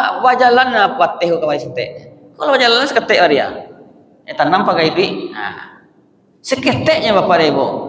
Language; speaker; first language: Malay; non-native, local second language; Minangkabau